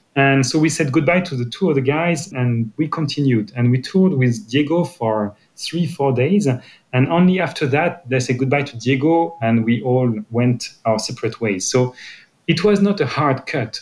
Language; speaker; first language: English; non-native, fluent; French